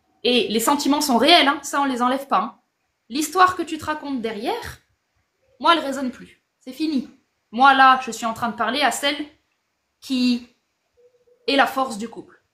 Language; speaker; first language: French; native; French